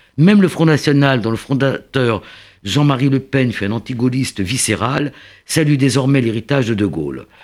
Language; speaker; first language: French; native; French